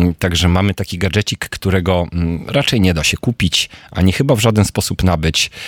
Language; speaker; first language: Polish; native; Polish